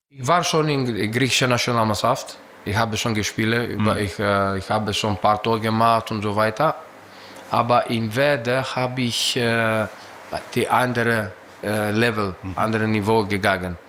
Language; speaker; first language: German; non-native, local second language; Greek